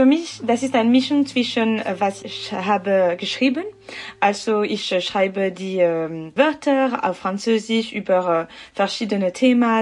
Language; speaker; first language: German; non-native, local second language; French